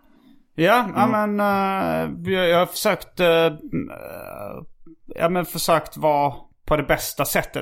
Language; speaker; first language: Swedish; native; Swedish